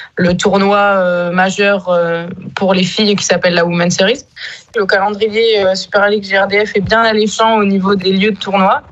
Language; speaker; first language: French; native; French